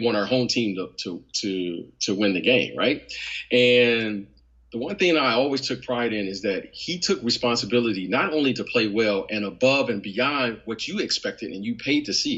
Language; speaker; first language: English; native; English